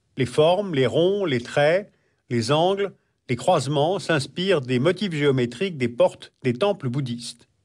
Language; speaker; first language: French; native; French